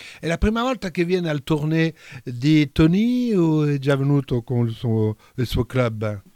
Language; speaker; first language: Italian; early bilingual, heritage; Italian